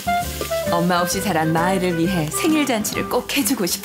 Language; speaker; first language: Korean; native; Korean